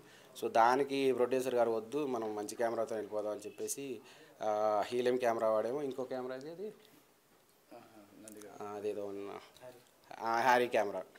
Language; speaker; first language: Telugu; native; Telugu